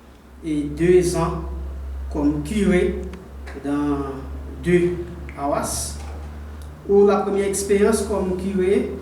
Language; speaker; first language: French; non-native, local second language; Haitian Creole